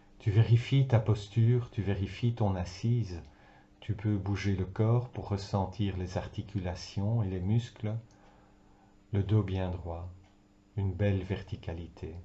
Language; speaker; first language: French; native; French